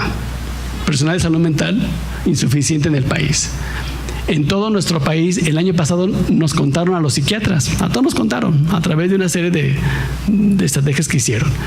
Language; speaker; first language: Spanish; native; Spanish